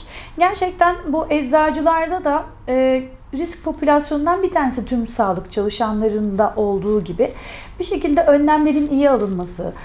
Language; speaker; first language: Turkish; native; Turkish